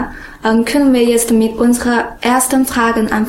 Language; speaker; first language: German; non-native, learner; Chinese